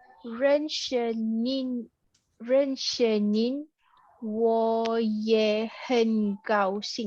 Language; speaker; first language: Chinese; non-native, learner; Malay